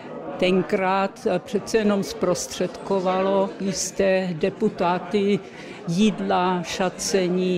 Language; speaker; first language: Czech; early bilingual, heritage; Czech